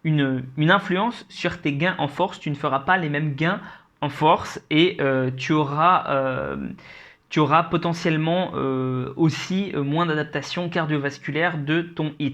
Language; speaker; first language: French; native; French